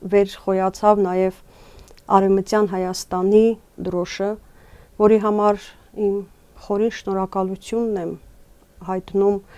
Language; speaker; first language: Armenian; native; Armenian